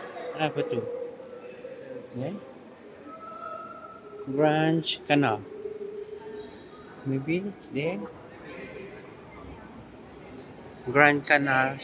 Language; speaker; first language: English; non-native, learner; Filipino